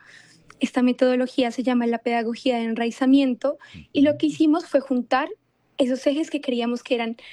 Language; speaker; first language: Spanish; native; Spanish